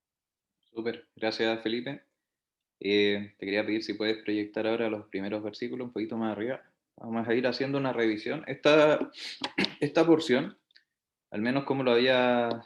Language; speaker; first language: Spanish; native; Spanish